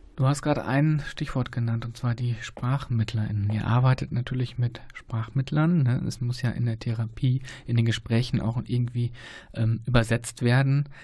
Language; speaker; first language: German; native; German